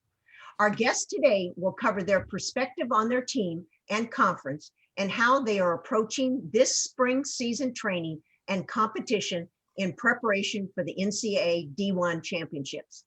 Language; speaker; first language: English; native; English